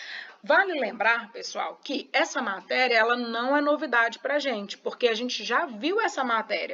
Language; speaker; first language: Portuguese; native; Portuguese